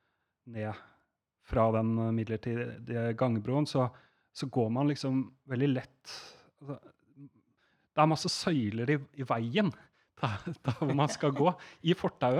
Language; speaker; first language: Norwegian; native; Norwegian